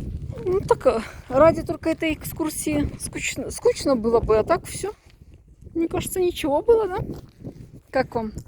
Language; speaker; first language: Russian; native; Russian